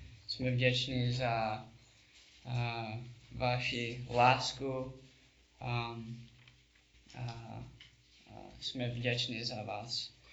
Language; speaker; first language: Czech; non-native, learner; English